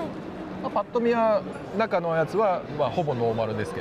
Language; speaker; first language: Japanese; native; Japanese